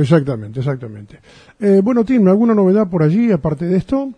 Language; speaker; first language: Spanish; native; Spanish